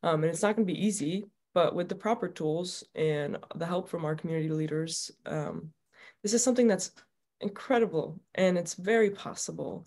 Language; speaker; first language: English; native; English